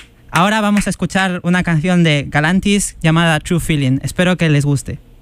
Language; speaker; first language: Spanish; native; Spanish